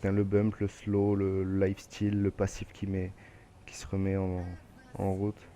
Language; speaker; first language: French; native; French